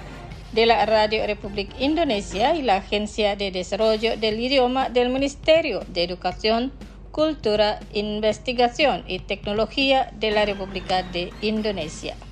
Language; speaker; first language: Spanish; non-native, fluent; Indonesian